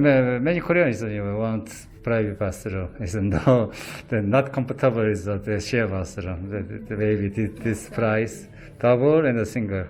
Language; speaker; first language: English; non-native, learner; Korean